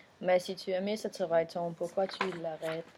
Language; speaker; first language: French; non-native, learner; Danish